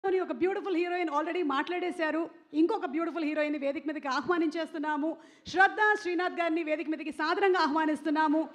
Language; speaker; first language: Telugu; native; Telugu